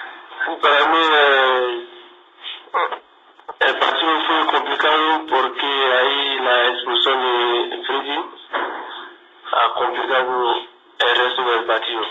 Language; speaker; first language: Spanish; non-native, learner; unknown